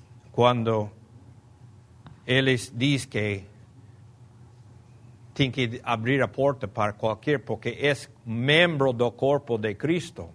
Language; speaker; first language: Portuguese; non-native, fluent; Spanish